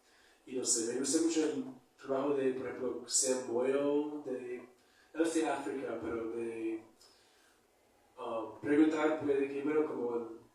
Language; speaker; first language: Spanish; non-native, fluent; English